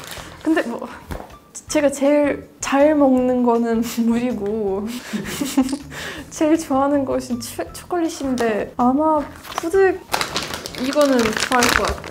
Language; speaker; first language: Korean; non-native, fluent; Russian